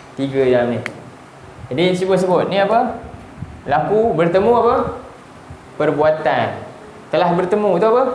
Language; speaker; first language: Malay; native; Malay